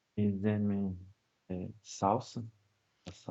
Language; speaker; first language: French; non-native, learner; Portuguese